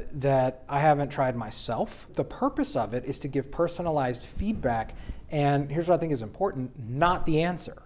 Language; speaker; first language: English; native; English